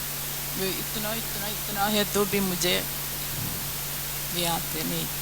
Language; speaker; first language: Hindi; non-native, local second language; Malayalam